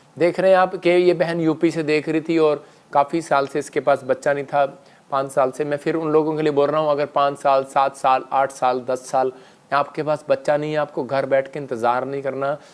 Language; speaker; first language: Hindi; non-native, local second language; Punjabi